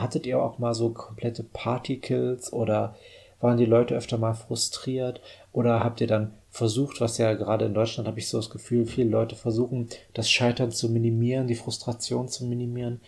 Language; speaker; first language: German; native; German